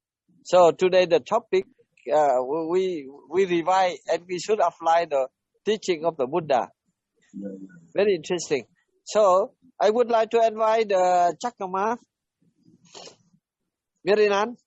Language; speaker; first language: English; non-native, learner; Vietnamese